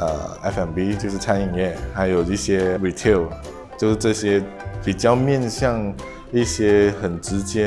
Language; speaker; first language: Chinese; native; Chinese